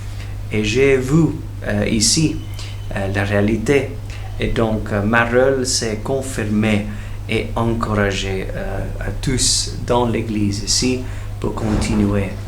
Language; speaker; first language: French; non-native, fluent; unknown